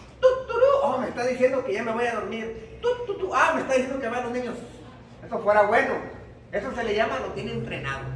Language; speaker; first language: Spanish; early bilingual, heritage; Spanish